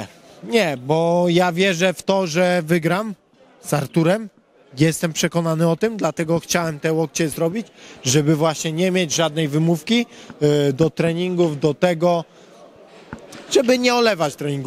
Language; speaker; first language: Polish; native; Polish